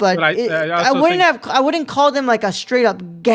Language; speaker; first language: English; native; English